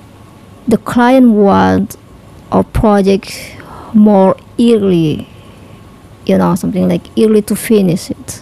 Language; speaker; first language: English; non-native, learner; Indonesian